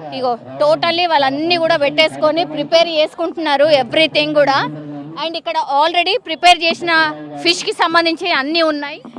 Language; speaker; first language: Telugu; native; Telugu